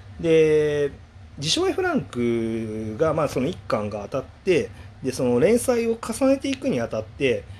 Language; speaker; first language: Japanese; native; Japanese